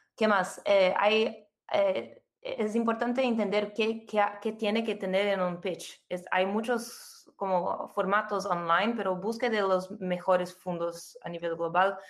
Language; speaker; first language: Spanish; non-native, fluent; Portuguese